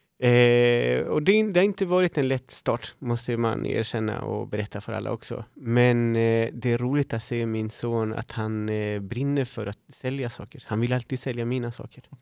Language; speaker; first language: Swedish; non-native, fluent; Spanish